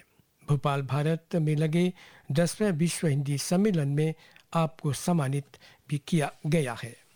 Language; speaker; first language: Hindi; native; Hindi